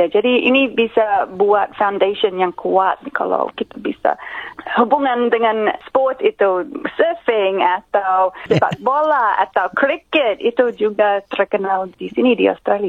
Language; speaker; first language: Indonesian; non-native, fluent; English